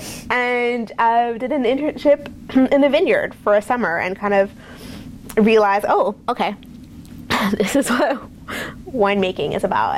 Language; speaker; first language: English; native; English